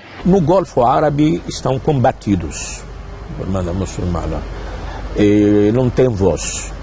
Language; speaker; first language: Portuguese; non-native, fluent; Arabic